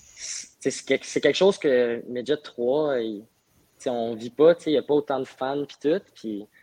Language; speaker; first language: French; native; French